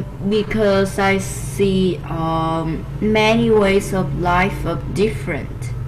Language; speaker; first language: English; non-native, learner; Vietnamese